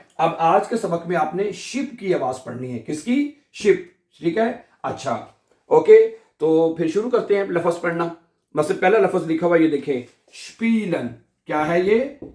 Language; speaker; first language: Urdu; native; Urdu